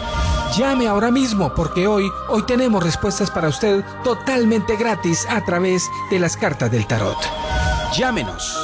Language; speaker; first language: Spanish; native; Spanish